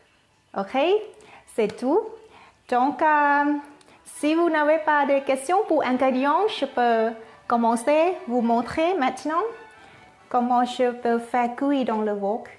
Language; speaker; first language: French; non-native, fluent; Thai